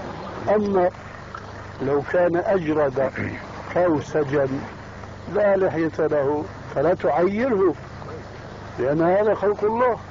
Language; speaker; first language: Arabic; early bilingual, other home language; Albanian